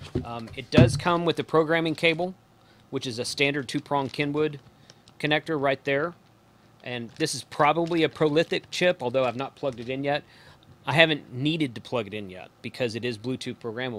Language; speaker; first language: English; native; English